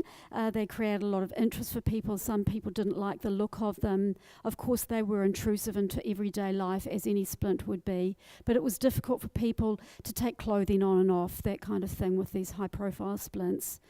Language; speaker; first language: English; native; English